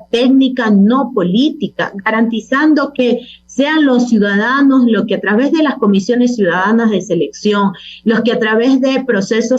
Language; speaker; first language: Spanish; native; Spanish